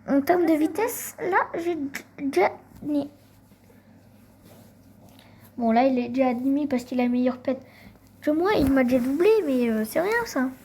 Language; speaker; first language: French; native; French